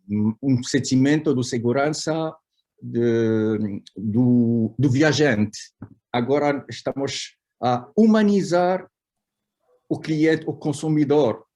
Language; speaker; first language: Portuguese; non-native, fluent; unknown